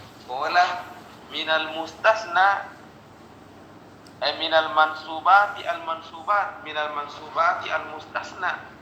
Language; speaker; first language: Arabic; non-native, fluent; Indonesian